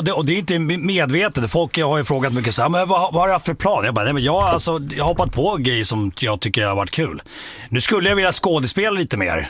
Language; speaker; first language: Swedish; native; Swedish